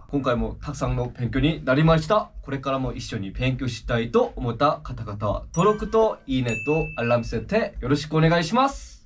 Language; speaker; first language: Japanese; non-native, fluent; Korean